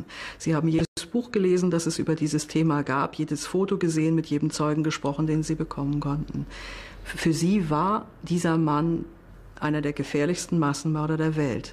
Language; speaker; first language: German; native; German